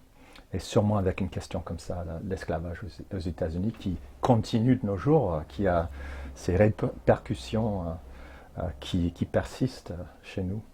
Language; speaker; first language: French; non-native, fluent; English